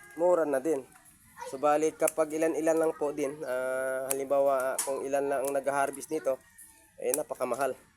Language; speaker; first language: Filipino; non-native, local second language; Hiligaynon